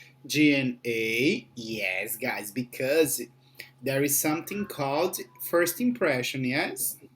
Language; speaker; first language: English; non-native, fluent; Portuguese